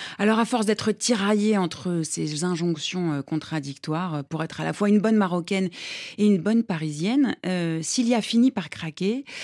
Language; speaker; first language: French; native; French